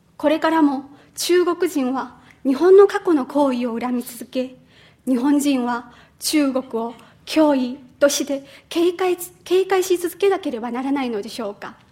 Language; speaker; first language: Japanese; non-native, fluent; Chinese